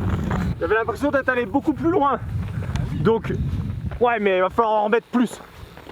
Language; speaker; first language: French; native; French